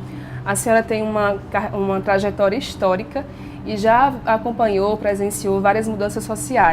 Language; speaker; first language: Portuguese; native; Portuguese